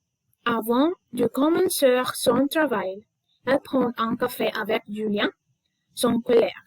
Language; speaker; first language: French; non-native, learner; Spanish